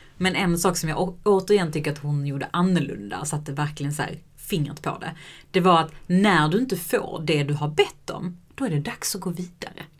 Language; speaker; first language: Swedish; native; Swedish